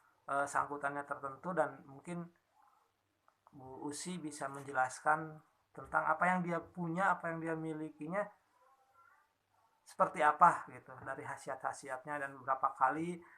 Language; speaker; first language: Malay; non-native, local second language; Sundanese